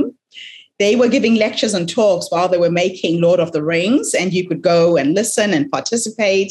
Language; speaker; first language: English; non-native, local second language; Shona